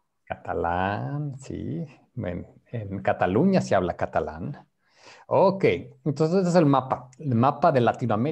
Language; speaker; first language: Spanish; non-native, fluent; English